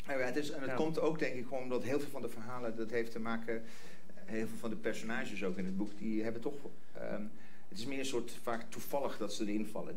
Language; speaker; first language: Dutch; non-native, fluent; English